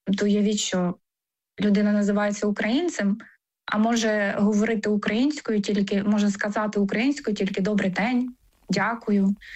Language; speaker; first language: Ukrainian; non-native, local second language; Crimean Tatar